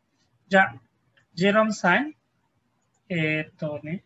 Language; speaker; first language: Japanese; non-native, fluent; Filipino